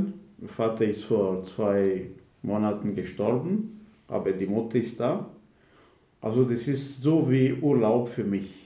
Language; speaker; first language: German; non-native, fluent; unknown